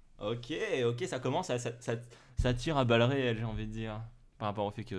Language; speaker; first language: French; native; French